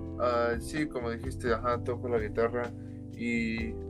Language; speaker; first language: Spanish; early bilingual, heritage; Spanish